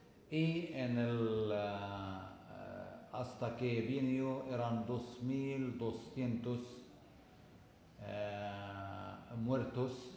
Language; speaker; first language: Spanish; non-native, fluent; Arabic